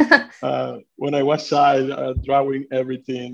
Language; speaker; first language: English; non-native, fluent; Spanish